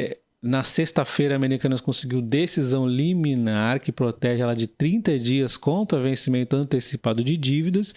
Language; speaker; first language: Portuguese; native; Portuguese